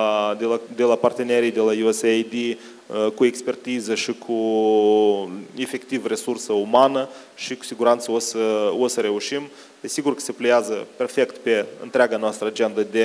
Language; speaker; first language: Romanian; native; Romanian